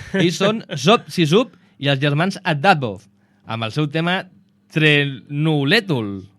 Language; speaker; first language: Catalan; native; Catalan